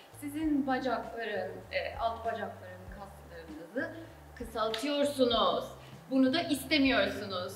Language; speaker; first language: Turkish; non-native, fluent; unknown